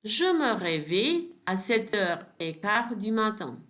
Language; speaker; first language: French; non-native, fluent; Macedonian